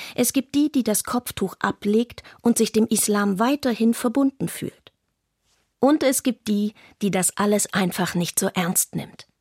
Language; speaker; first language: German; non-native, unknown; Arabic